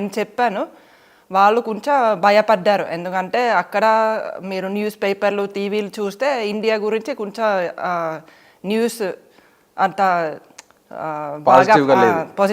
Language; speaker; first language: Telugu; non-native, fluent; Finnish